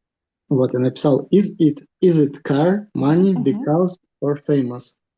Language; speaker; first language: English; non-native, learner; Russian